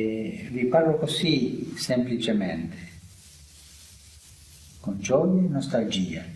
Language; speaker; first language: Italian; non-native, fluent; Spanish